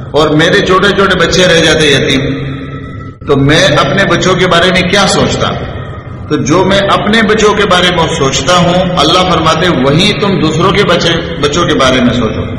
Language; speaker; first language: Urdu; non-native, local second language; Pashto